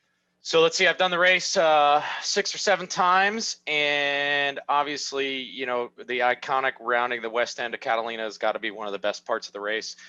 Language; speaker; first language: English; native; English